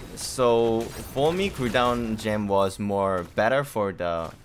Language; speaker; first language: English; non-native, learner; Korean